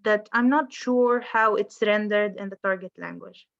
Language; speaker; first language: English; non-native, fluent; Arabic